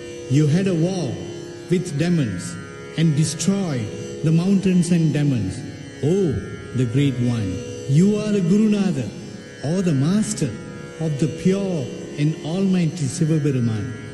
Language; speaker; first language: English; early bilingual, other home language; Tamil